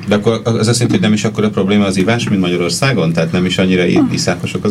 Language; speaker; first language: Hungarian; native; Hungarian